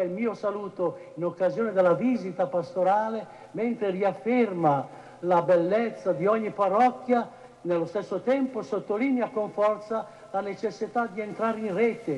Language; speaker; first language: Italian; native; Italian